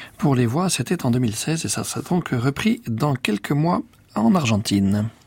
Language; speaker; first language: French; native; French